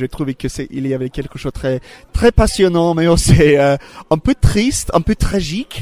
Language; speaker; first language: French; non-native, learner; English